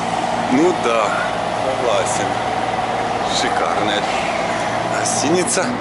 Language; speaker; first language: Russian; native; Russian